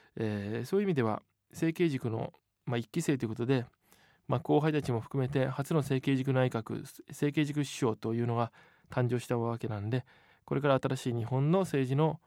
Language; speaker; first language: Japanese; native; Japanese